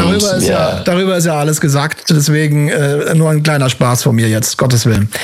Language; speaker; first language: German; native; German